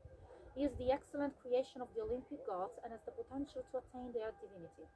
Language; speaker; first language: English; non-native, fluent; Italian